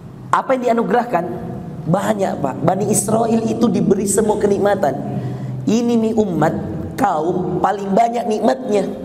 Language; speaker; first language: Indonesian; native; Indonesian